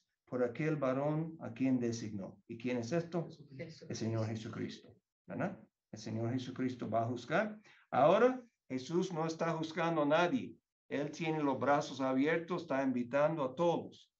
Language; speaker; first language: Spanish; non-native, fluent; English